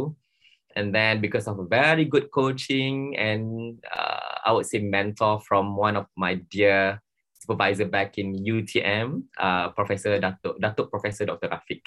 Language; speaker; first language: English; non-native, local second language; Malay